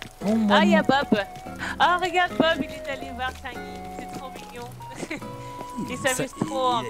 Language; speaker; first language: French; non-native, fluent; English